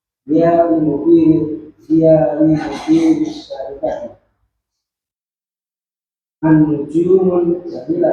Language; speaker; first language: Arabic; non-native, learner; Indonesian